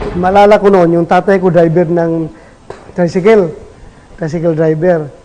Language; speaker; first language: Filipino; native; Filipino